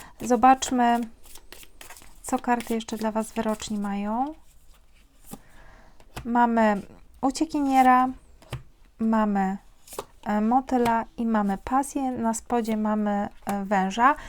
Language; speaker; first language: Polish; native; Polish